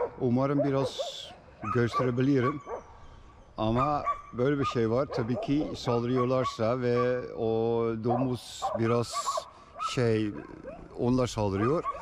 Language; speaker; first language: Turkish; non-native, fluent; Dutch